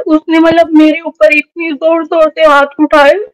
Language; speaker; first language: Hindi; native; Hindi